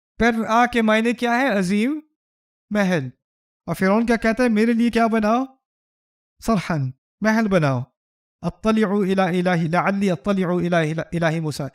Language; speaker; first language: Urdu; early bilingual, heritage; Urdu